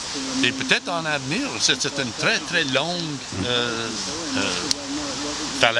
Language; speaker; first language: French; non-native, local second language; English